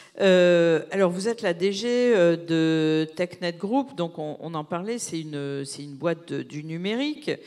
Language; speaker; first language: French; native; French